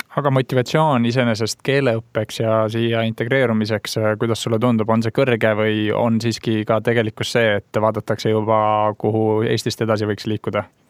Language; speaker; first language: Estonian; native; Estonian